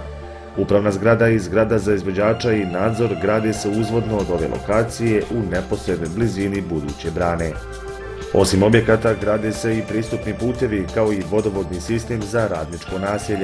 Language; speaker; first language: Bosnian; native; Bosnian